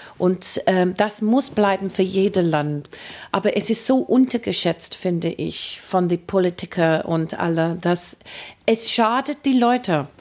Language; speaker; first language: German; non-native, fluent; English